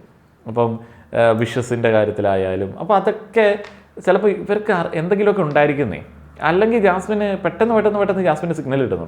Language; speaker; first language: Malayalam; native; Malayalam